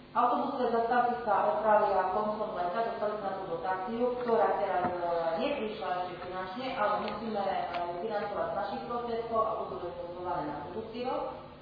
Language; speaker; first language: Slovak; native; Slovak